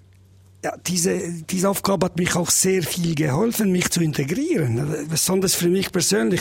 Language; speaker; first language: German; non-native, learner; Albanian